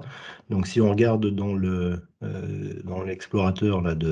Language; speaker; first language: French; native; French